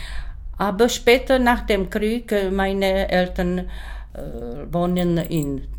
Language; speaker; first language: German; non-native, learner; Czech